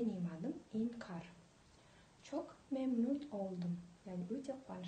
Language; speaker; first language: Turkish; non-native, fluent; Kazakh